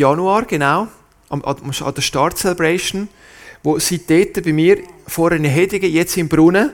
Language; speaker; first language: German; native; German